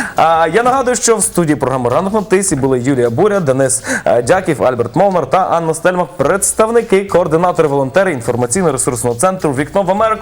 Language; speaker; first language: Ukrainian; native; Ukrainian